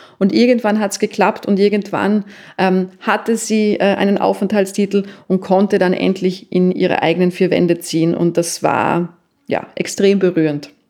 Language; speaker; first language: German; native; German